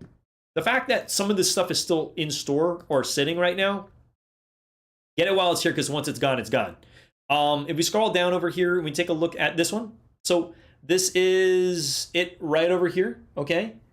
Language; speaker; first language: English; native; English